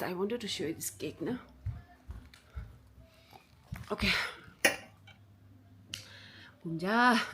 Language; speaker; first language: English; non-native, local second language; Tibetan